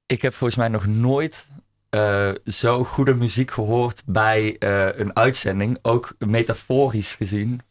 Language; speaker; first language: Dutch; native; Dutch